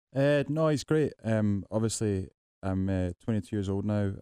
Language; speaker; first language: English; native; English